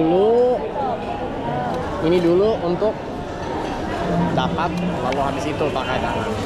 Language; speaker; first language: Indonesian; non-native, learner; English